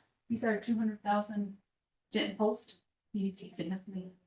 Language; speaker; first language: English; native; English